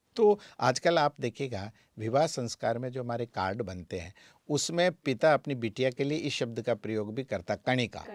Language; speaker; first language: Hindi; native; Hindi